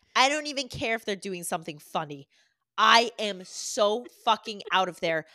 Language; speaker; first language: English; native; English